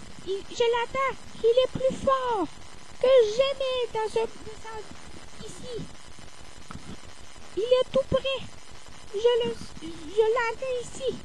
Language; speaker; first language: French; native; French